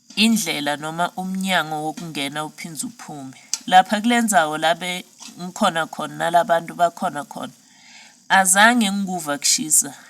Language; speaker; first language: Zulu; non-native, local second language; Swati